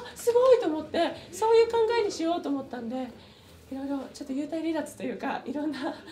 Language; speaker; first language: Japanese; native; Japanese